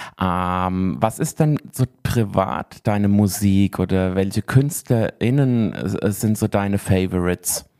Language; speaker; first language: German; native; German